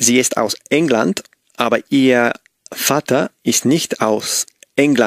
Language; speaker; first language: German; non-native, learner; Spanish